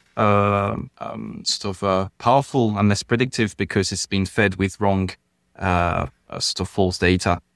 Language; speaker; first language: English; non-native, fluent; French